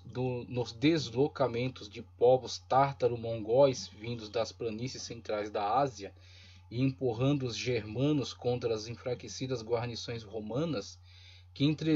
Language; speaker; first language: Portuguese; native; Portuguese